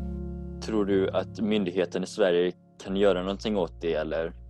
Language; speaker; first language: Swedish; non-native, learner; English